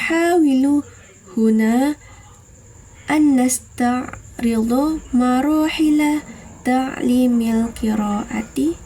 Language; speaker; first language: Arabic; non-native, learner; Indonesian